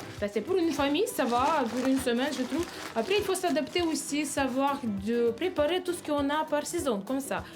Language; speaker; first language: French; non-native, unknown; Ukrainian